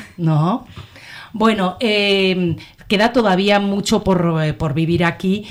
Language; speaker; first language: Spanish; native; Spanish